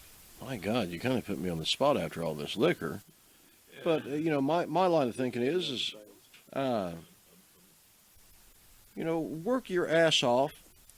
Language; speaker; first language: English; native; English